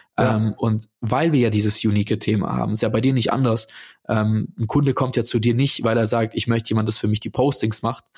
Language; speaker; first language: German; native; German